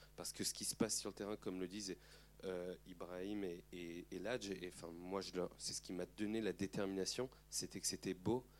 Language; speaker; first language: French; native; French